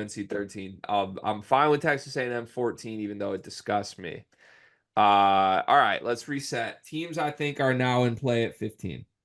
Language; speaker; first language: English; native; English